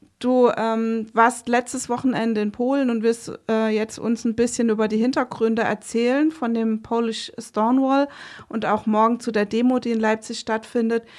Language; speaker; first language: German; native; German